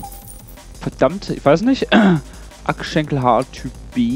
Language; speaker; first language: German; native; German